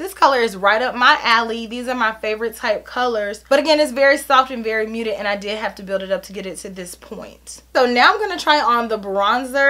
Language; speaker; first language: English; native; English